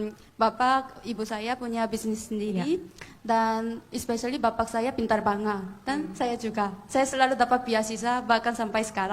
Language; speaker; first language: Indonesian; non-native, fluent; Korean